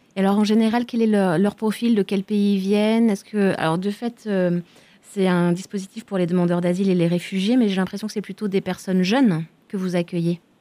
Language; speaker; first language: French; native; French